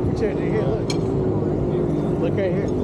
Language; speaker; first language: English; native; English